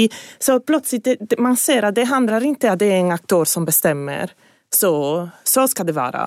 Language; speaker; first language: Swedish; non-native, fluent; Italian